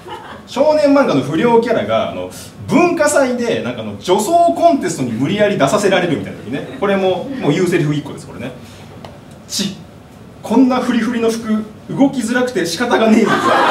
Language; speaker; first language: Japanese; native; Japanese